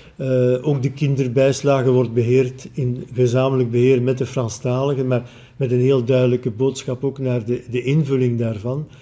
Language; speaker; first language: Dutch; native; Dutch